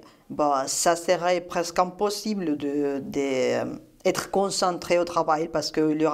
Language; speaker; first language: French; non-native, fluent; Spanish